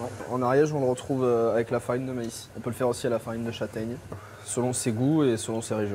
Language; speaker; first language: French; native; French